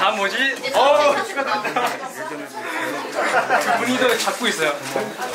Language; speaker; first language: Korean; non-native, fluent; Chinese